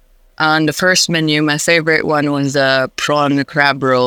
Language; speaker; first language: English; non-native, local second language; Hiligaynon